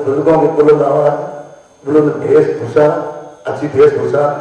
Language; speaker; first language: Hindi; native; Hindi